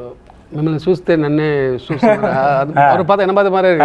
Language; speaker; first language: Telugu; non-native, local second language; Tamil